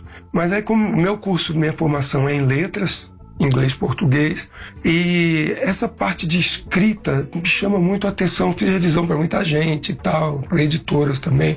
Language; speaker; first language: Portuguese; native; Portuguese